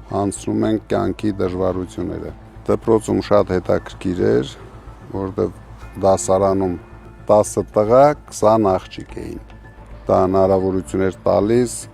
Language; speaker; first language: Armenian; native; Armenian